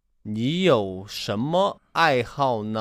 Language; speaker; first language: Chinese; non-native, learner; English